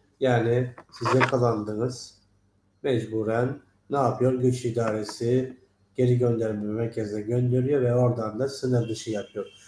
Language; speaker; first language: Turkish; non-native, fluent; Turkmen